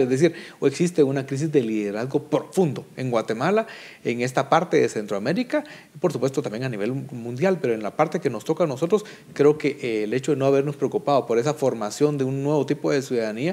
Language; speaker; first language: Spanish; native; Spanish